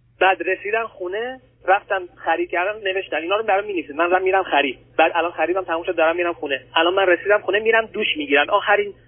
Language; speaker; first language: Persian; early bilingual, other home language; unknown